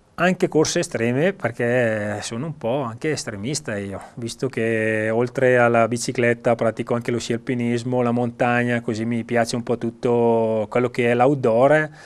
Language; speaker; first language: Italian; native; Italian